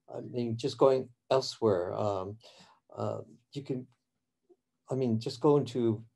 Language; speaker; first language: English; early bilingual, other home language; Cantonese